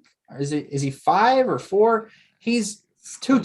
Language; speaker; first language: English; native; English